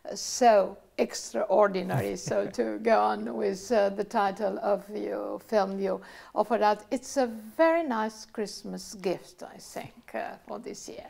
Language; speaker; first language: English; non-native, fluent; Romanian